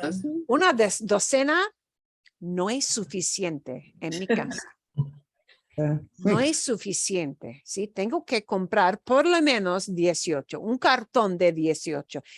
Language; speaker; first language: Spanish; non-native, fluent; English